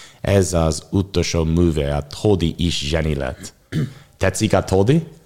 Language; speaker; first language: Hungarian; non-native, learner; English